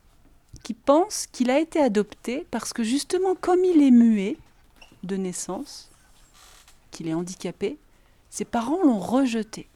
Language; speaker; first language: French; native; French